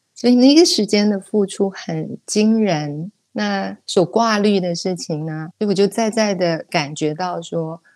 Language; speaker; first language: Chinese; native; Chinese